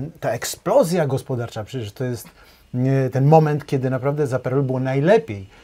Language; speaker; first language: Polish; native; Polish